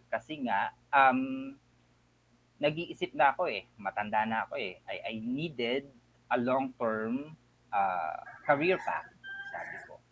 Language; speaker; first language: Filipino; native; Filipino